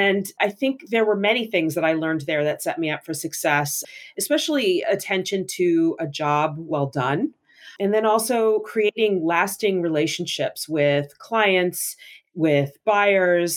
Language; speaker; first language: English; native; English